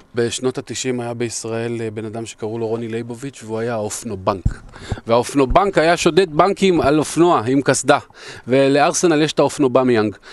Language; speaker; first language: Hebrew; native; Hebrew